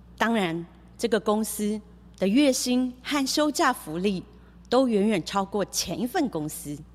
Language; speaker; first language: Chinese; early bilingual, heritage; Chinese